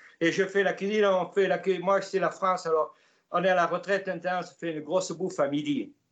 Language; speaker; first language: French; native; French